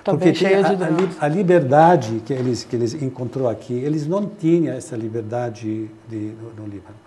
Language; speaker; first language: Portuguese; non-native, fluent; Arabic